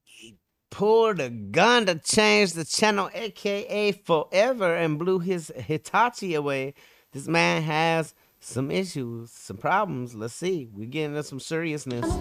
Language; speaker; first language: English; native; English